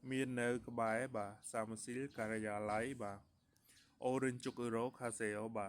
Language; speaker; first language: Korean; non-native, learner; Khmer